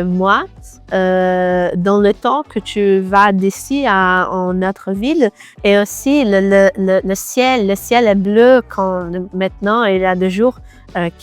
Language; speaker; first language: French; non-native, fluent; Portuguese